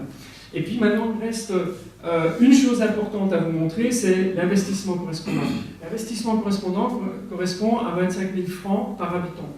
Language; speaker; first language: French; native; French